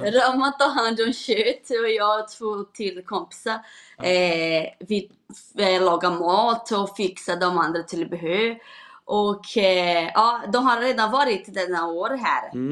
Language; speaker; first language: Swedish; non-native, learner; Portuguese